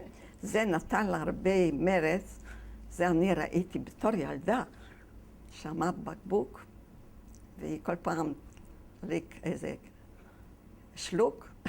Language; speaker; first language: Hebrew; non-native, fluent; Yiddish